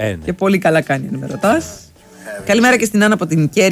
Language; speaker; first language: Greek; native; Greek